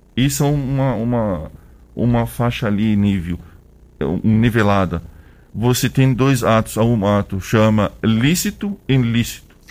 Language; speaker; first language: Portuguese; non-native, learner; Arabic